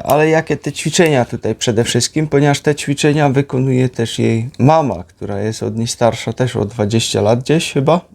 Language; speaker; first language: Polish; native; Polish